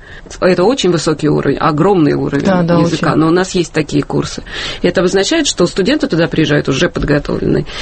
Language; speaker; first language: Russian; native; Russian